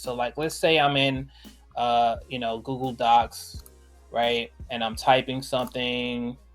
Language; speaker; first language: English; native; English